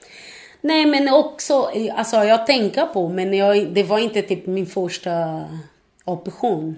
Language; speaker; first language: Swedish; non-native, fluent; Portuguese